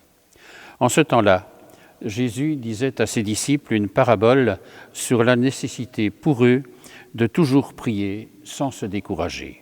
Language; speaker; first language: French; native; French